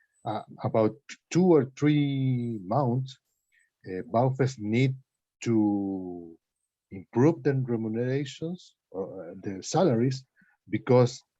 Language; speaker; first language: English; non-native, learner; Spanish